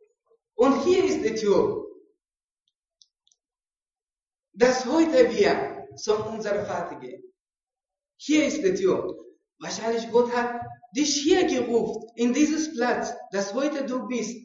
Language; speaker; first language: German; non-native, learner; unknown